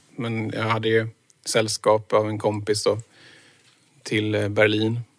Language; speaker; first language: Swedish; native; Swedish